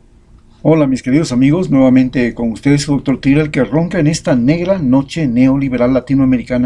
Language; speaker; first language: Spanish; native; Spanish